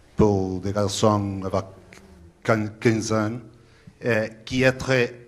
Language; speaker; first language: French; non-native, learner; Spanish